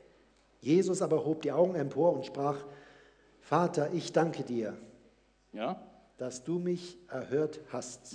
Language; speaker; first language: German; native; German